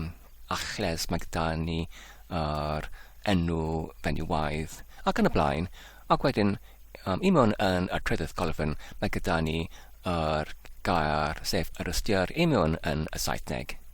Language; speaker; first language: Welsh; non-native, learner; English